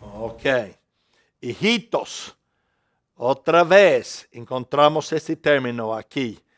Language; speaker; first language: Spanish; non-native, fluent; English